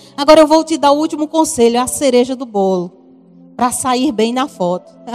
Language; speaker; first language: Portuguese; native; Portuguese